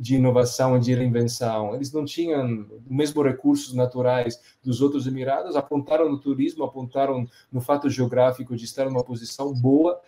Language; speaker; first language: Portuguese; non-native, fluent; Italian